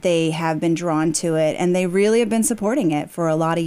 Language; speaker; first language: English; native; English